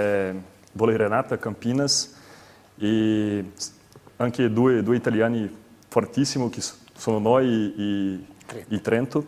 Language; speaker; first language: Italian; non-native, learner; Portuguese